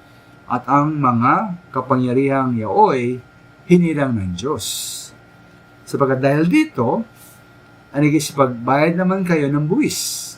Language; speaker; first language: Filipino; native; Filipino